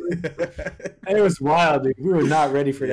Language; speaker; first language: English; non-native, fluent; French